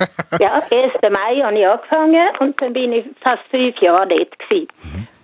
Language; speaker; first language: German; non-native, fluent; Swedish